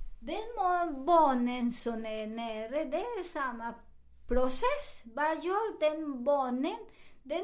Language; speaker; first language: Swedish; non-native, fluent; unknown